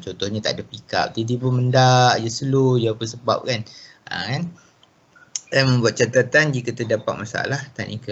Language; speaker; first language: Malay; native; Malay